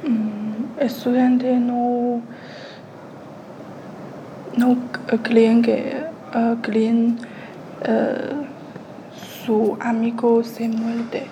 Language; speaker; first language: Spanish; non-native, learner; Chinese